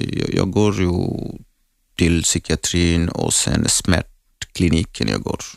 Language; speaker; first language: Swedish; non-native, learner; Arabic